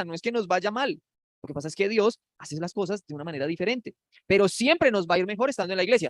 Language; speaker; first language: Spanish; native; Spanish